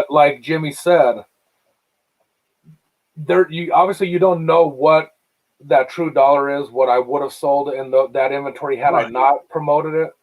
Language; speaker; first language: English; native; English